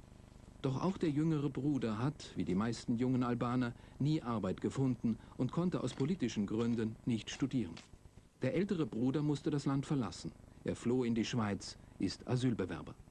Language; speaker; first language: German; native; German